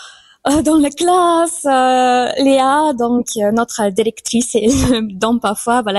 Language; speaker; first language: French; non-native, fluent; German